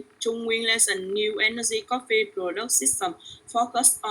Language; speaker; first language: English; non-native, learner; Vietnamese